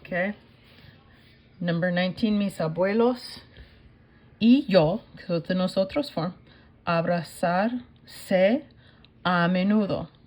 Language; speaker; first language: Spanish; non-native, fluent; English